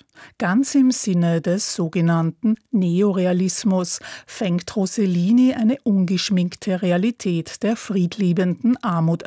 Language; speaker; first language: German; native; German